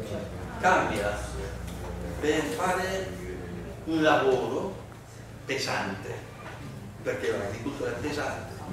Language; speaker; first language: Italian; non-native, learner; Spanish